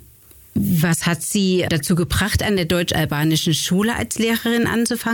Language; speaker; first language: German; native; German